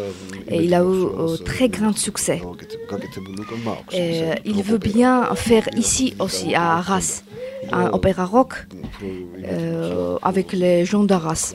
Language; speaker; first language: French; non-native, learner; Georgian